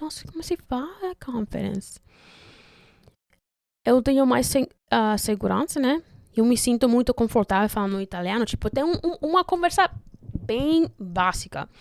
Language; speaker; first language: Portuguese; non-native, fluent; Spanish